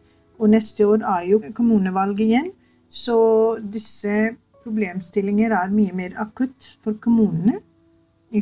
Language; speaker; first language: Norwegian; non-native, fluent; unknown